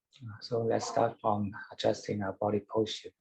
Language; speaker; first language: English; non-native, fluent; Cantonese